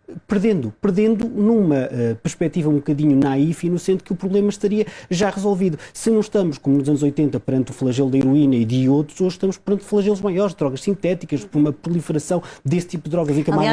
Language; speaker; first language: Portuguese; native; Portuguese